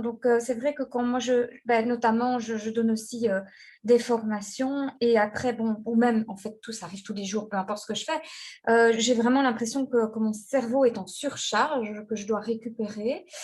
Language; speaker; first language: French; native; French